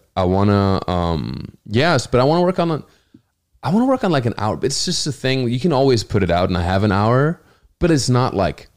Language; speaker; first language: English; non-native, fluent; German